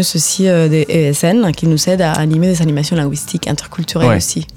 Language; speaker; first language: French; non-native, fluent; Spanish